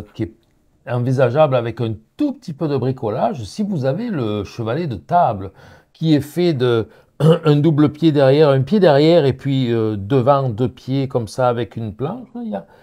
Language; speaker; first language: French; native; French